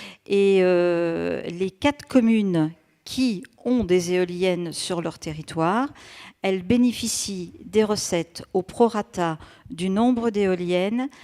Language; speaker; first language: French; native; French